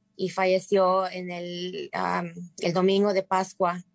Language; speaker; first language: Spanish; native; Spanish